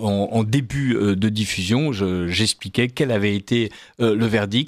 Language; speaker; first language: French; native; French